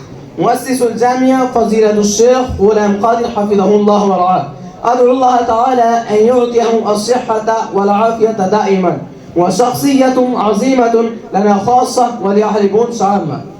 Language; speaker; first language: Arabic; non-native, learner; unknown